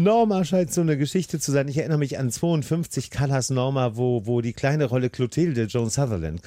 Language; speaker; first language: German; native; German